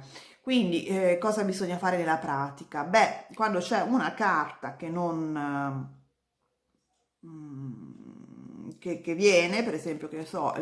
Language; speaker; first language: Italian; native; Italian